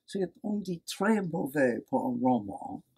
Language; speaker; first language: French; non-native, learner; English